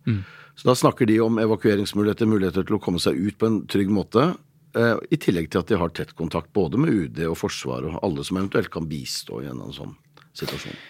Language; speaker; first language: Norwegian; native; Norwegian